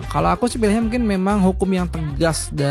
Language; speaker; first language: Indonesian; native; Indonesian